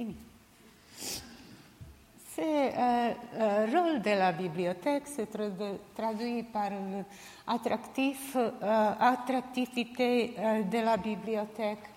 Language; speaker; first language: French; non-native, learner; Serbian